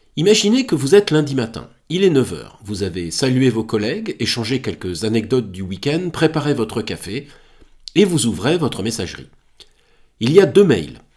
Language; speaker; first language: French; native; French